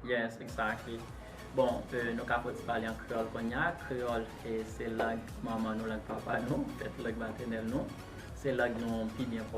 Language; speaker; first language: French; non-native, local second language; Haitian Creole